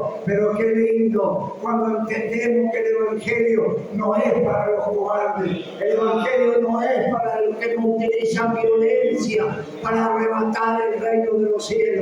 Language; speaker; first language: Spanish; native; Spanish